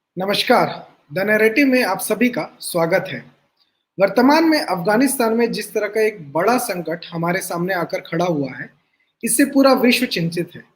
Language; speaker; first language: Hindi; native; Hindi